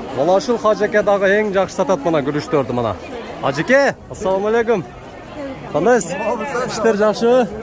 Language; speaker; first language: Kyrgyz; native; Kyrgyz